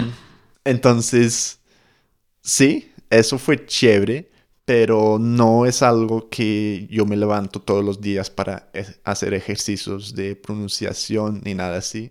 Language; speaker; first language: Spanish; non-native, fluent; English